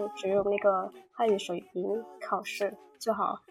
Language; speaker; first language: Chinese; non-native, learner; Vietnamese